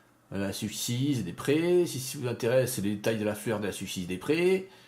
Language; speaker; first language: French; native; French